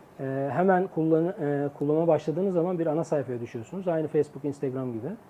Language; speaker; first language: Turkish; native; Turkish